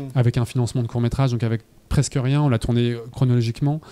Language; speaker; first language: French; native; French